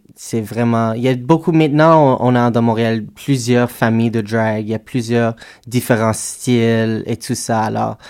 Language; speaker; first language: French; native; French